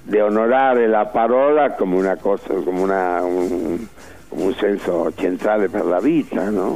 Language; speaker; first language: Italian; early bilingual, heritage; Spanish